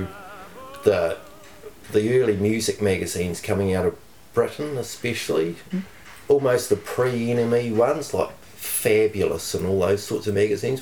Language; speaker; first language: English; native; English